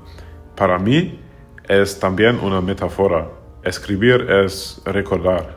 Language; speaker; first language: Spanish; non-native, learner; German